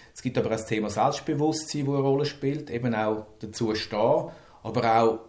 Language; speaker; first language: German; native; German